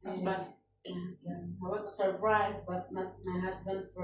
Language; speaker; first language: English; non-native, learner; Filipino